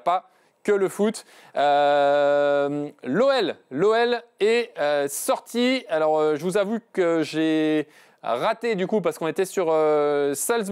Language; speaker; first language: French; native; French